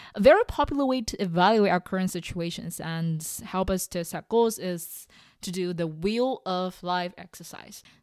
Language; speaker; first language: English; non-native, fluent; Chinese